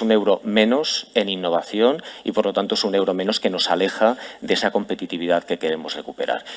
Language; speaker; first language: Spanish; native; Spanish